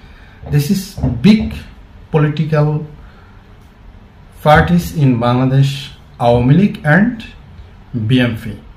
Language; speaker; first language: English; non-native, learner; Bangla